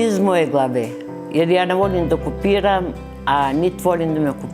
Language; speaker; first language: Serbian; early bilingual, other home language; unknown